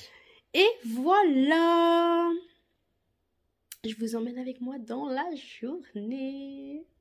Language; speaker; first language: French; native; French